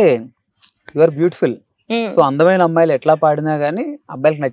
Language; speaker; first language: Telugu; native; Telugu